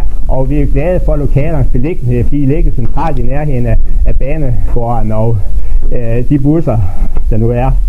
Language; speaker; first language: Danish; native; Danish